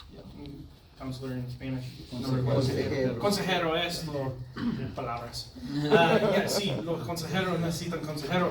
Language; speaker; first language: Spanish; non-native, learner; English